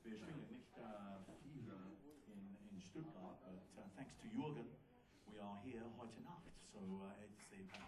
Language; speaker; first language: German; non-native, learner; English